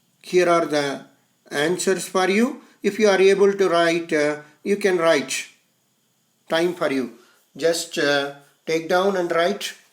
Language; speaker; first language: English; non-native, local second language; Telugu